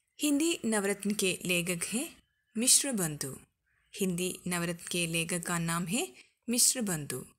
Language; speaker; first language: Hindi; non-native, local second language; Malayalam